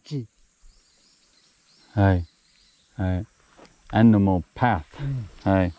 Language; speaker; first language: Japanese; non-native, learner; English